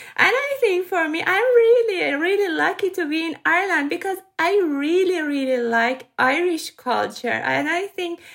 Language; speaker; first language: English; non-native, fluent; Persian